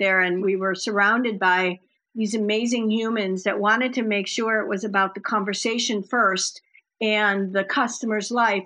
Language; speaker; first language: English; native; English